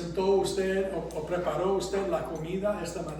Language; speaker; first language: Spanish; non-native, fluent; English